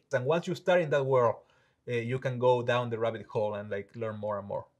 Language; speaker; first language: English; non-native, fluent; Spanish